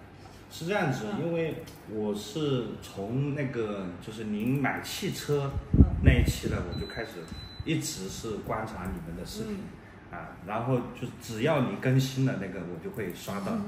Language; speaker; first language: Chinese; native; Chinese